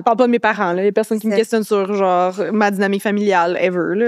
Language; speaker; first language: French; native; French